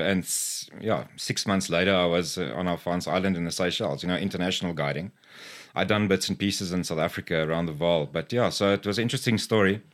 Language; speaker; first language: English; non-native, local second language; Afrikaans